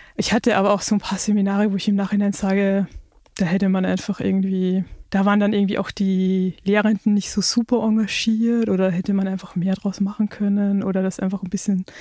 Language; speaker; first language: German; native; German